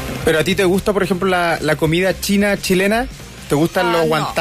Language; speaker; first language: Spanish; native; Spanish